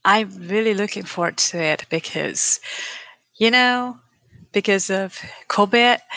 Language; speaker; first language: English; non-native, learner; Japanese